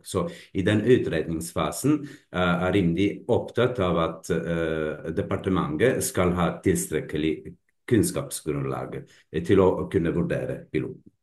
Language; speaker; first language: Norwegian; non-native, fluent; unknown